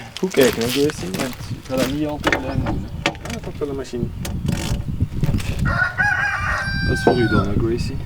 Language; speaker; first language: Dutch; native; Dutch